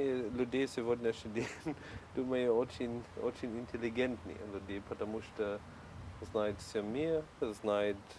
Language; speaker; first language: Russian; non-native, learner; Polish